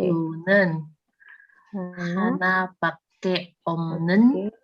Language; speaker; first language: Korean; non-native, learner; Indonesian